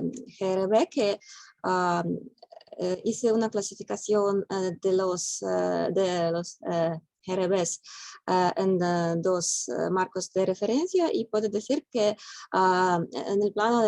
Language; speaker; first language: Spanish; non-native, fluent; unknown